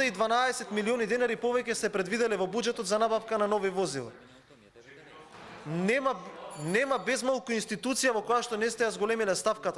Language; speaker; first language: Macedonian; native; Macedonian